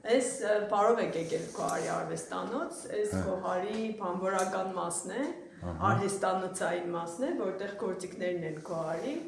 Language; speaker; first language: Armenian; native; Armenian